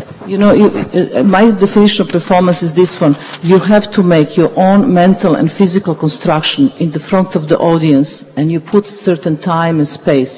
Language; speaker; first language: English; non-native, fluent; Dutch